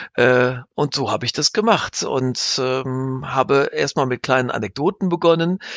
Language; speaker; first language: German; native; German